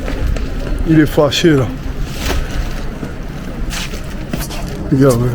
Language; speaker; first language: French; native; French